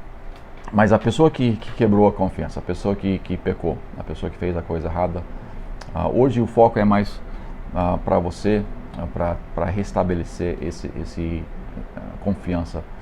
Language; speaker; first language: Portuguese; non-native, fluent; English